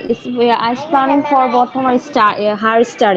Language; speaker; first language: English; non-native, learner; Bangla